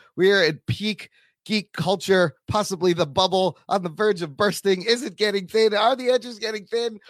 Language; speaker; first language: English; native; English